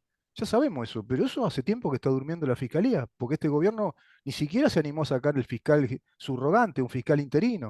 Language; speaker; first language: Spanish; native; Spanish